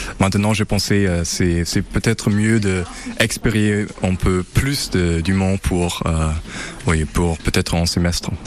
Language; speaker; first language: French; non-native, learner; German